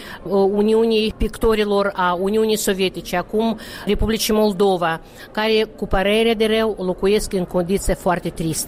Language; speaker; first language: Romanian; non-native, local second language; Russian